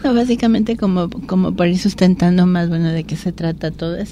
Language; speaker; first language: Spanish; native; Spanish